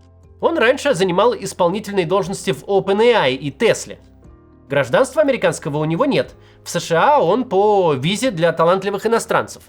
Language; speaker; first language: Russian; native; Russian